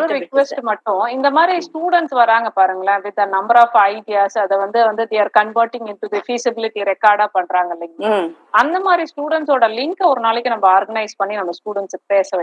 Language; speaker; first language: Tamil; native; Tamil